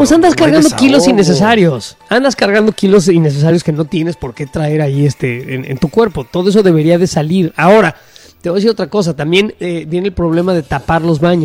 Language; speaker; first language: Spanish; native; Spanish